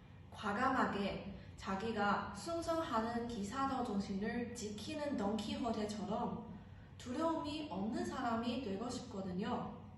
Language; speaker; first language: Korean; non-native, fluent; Chinese